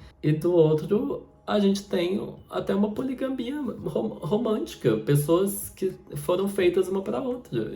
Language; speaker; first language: Portuguese; native; Portuguese